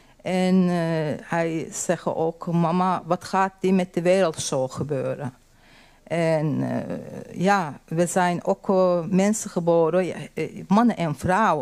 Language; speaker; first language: Dutch; non-native, learner; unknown